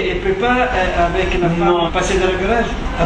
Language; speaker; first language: French; non-native, local second language; Arabic